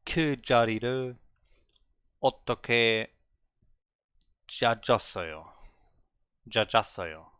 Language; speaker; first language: Korean; non-native, learner; German